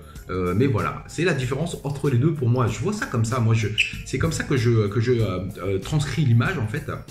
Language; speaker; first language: French; native; French